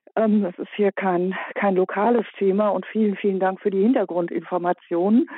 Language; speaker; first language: German; native; German